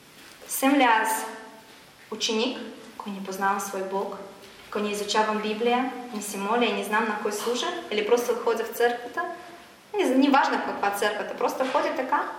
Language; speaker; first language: Bulgarian; non-native, fluent; Russian